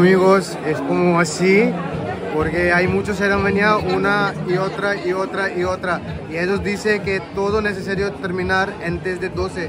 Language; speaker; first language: Spanish; non-native, learner; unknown